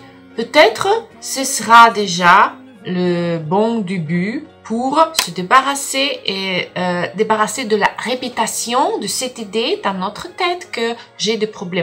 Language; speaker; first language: French; non-native, learner; Russian